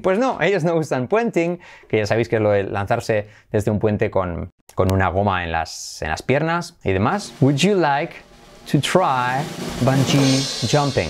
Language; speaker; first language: Spanish; native; Spanish